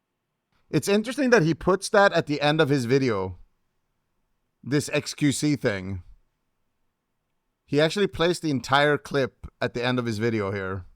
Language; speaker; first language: English; native; English